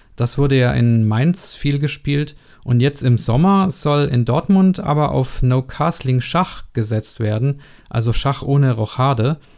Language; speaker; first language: German; non-native, learner; Czech